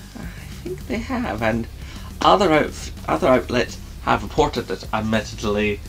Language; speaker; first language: English; native; English